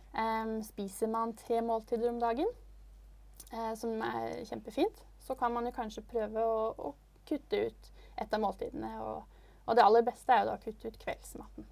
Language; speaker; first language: Norwegian; native; Norwegian